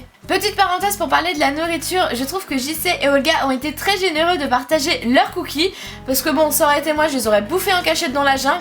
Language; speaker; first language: French; native; French